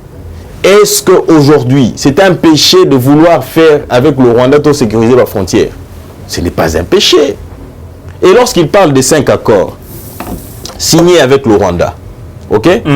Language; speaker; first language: French; non-native, local second language; Lingala